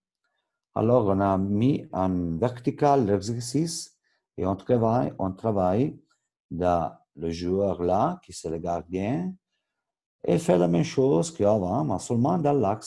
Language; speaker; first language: French; non-native, local second language; Italian